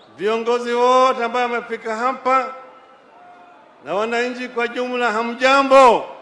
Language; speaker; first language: Swahili; non-native, local second language; Kikuyu